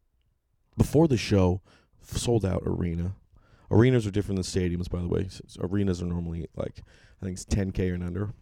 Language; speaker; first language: English; native; English